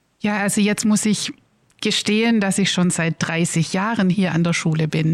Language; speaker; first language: German; native; German